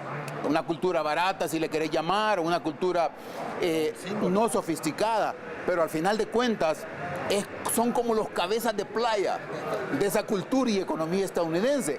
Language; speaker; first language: Spanish; native; Spanish